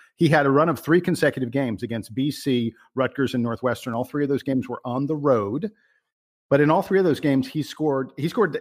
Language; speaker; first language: English; native; English